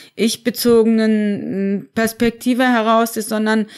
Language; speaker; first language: German; early bilingual, other home language; Turkish